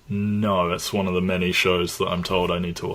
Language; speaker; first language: English; native; English